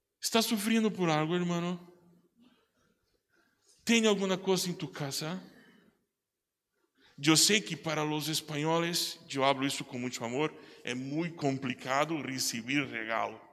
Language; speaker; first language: Spanish; non-native, learner; Portuguese